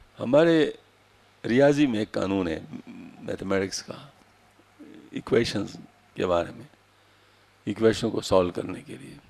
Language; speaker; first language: Urdu; non-native, local second language; Pashto